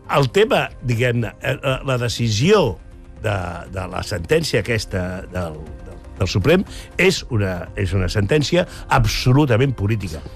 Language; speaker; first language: Catalan; native; Catalan